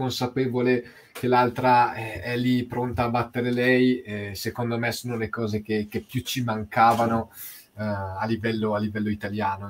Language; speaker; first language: Italian; native; Italian